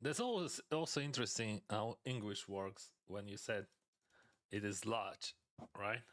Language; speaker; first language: English; non-native, fluent; Ukrainian